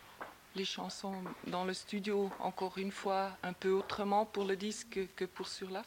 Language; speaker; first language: French; non-native, local second language; German